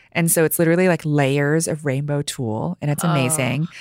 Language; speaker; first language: English; early bilingual, other home language; Cantonese